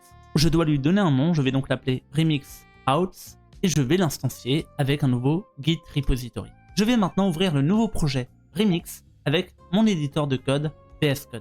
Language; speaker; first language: French; native; French